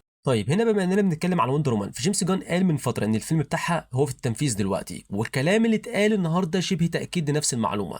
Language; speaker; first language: Arabic; native; Arabic